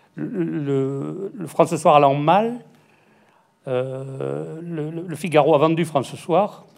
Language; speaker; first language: French; native; French